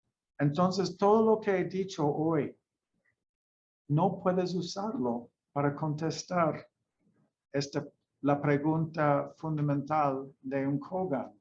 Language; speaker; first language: Spanish; non-native, fluent; English